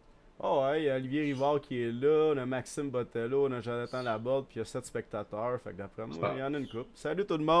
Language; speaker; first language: French; native; French